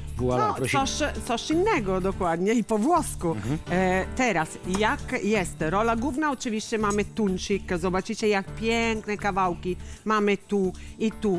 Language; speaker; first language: Polish; non-native, learner; Italian